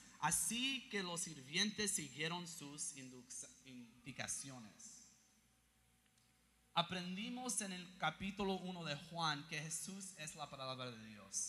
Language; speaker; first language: Spanish; early bilingual, heritage; English